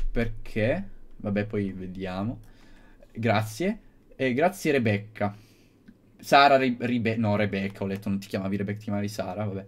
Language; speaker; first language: Italian; native; Italian